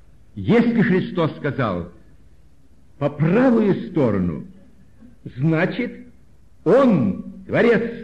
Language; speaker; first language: Russian; native; Russian